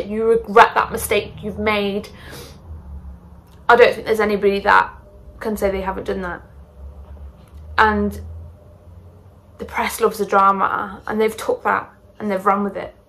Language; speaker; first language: English; native; English